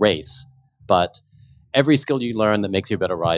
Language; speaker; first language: English; native; English